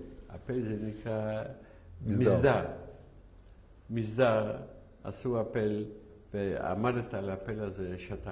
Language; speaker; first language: Hebrew; non-native, fluent; Yiddish